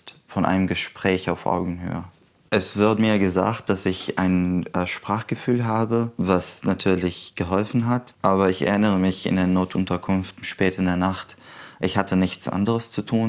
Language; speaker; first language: German; non-native, fluent; Arabic